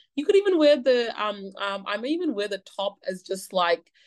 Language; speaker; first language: English; native; English